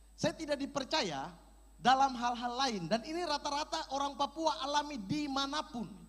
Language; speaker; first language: Indonesian; native; Indonesian